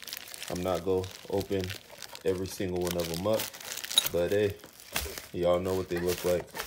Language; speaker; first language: English; native; English